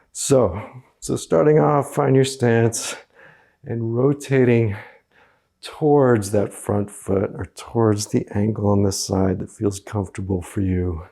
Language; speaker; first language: English; native; English